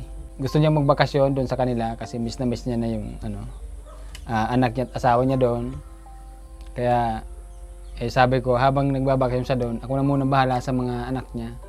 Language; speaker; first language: Filipino; non-native, local second language; Bikol